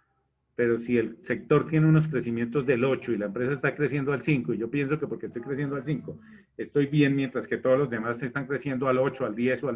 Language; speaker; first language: Spanish; native; Spanish